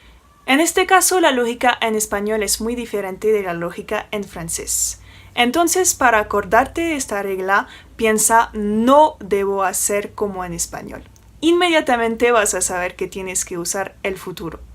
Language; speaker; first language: Spanish; non-native, fluent; French